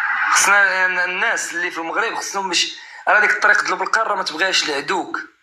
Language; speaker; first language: Arabic; native; Arabic